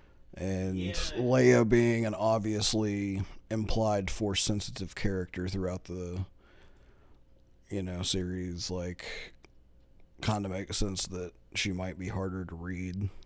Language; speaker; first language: English; native; English